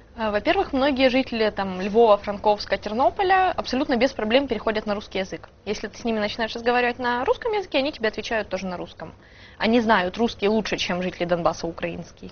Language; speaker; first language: Russian; native; Russian